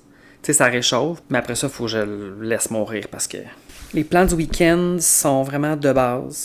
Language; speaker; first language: French; native; French